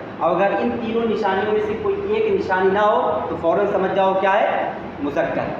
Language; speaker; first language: Urdu; native; Urdu